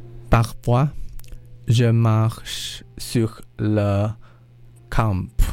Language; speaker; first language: French; non-native, learner; Chinese